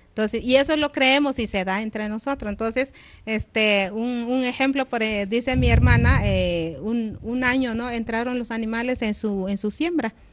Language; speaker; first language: Spanish; non-native, local second language; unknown